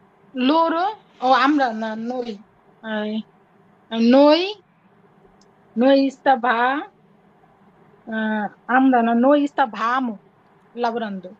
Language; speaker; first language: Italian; non-native, learner; Bangla